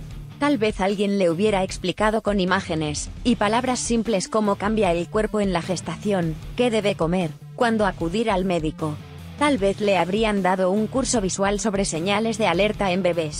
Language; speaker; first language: Spanish; native; Spanish